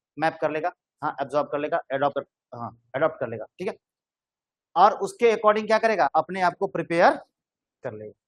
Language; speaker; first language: Hindi; native; Hindi